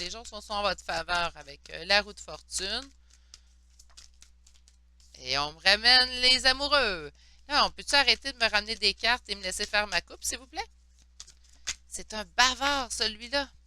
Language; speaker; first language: French; native; French